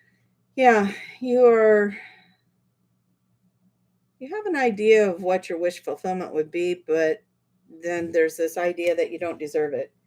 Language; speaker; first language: English; native; English